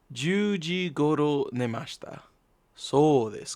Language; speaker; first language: Japanese; non-native, learner; English